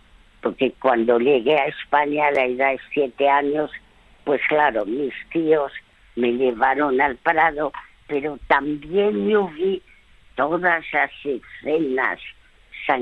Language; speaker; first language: Spanish; early bilingual, other home language; French